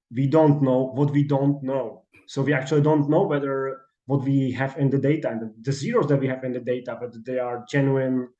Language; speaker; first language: English; non-native, fluent; Czech